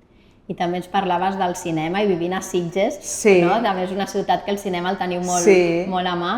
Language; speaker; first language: Catalan; native; Catalan